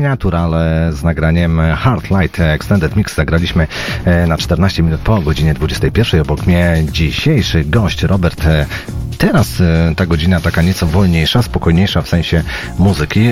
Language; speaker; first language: Polish; native; Polish